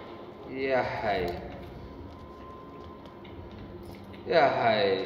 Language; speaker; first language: Arabic; native; Arabic